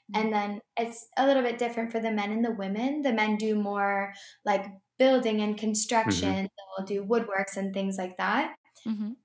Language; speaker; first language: English; native; English